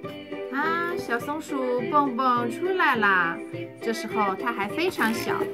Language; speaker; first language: Chinese; native; Chinese